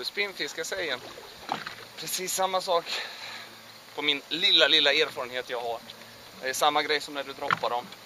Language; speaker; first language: Swedish; early bilingual, other home language; Russian